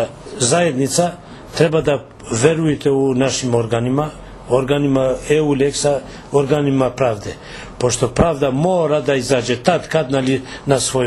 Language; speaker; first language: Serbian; non-native, local second language; Albanian